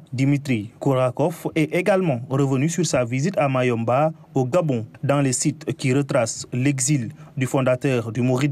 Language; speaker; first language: French; non-native, local second language; Wolof